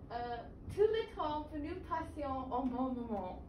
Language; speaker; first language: French; non-native, learner; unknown